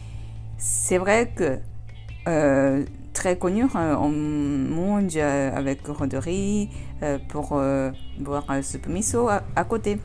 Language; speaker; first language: French; non-native, learner; Japanese